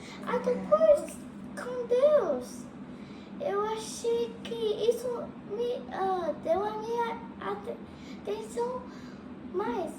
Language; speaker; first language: Portuguese; early bilingual, heritage; Portuguese